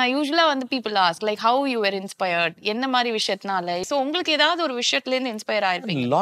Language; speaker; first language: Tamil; native; Tamil